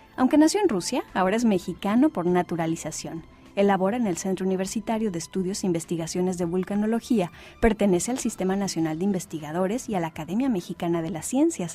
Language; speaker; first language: Spanish; native; Spanish